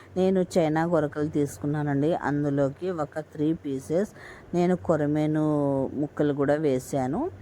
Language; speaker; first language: Telugu; non-native, local second language; Urdu